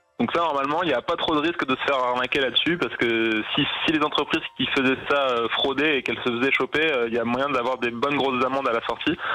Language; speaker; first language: French; native; French